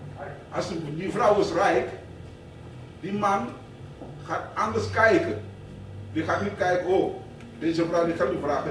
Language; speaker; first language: Dutch; non-native, fluent; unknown